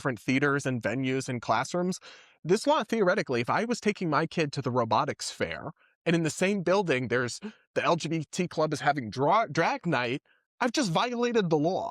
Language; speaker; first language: English; native; English